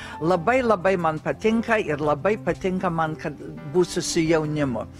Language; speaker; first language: Lithuanian; early bilingual, heritage; Lithuanian